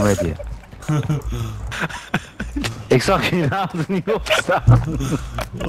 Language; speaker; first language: Dutch; early bilingual, other home language; Turkish